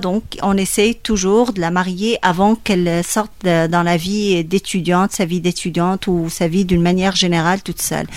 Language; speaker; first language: French; non-native, local second language; Arabic